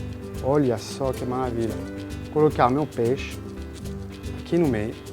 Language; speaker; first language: Portuguese; non-native, fluent; French